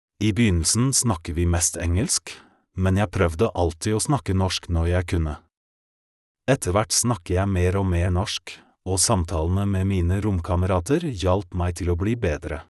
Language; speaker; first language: Norwegian; non-native, fluent; Polish